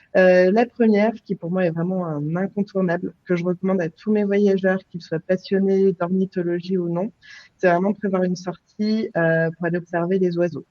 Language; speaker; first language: French; native; French